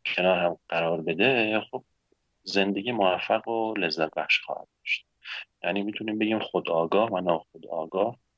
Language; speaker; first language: Persian; native; Persian